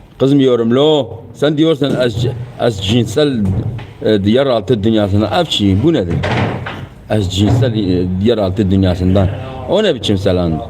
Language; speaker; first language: Turkish; non-native, local second language; Kurdish